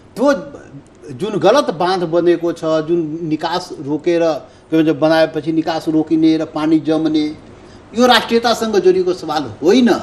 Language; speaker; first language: Nepali; non-native, local second language; Maithili